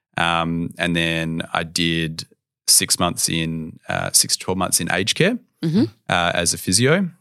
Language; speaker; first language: English; native; English